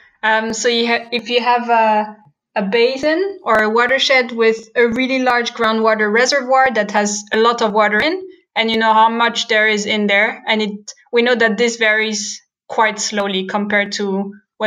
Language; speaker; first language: English; non-native, fluent; French